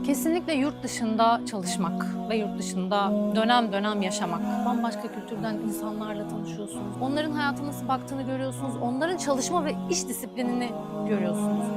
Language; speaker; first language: Turkish; native; Turkish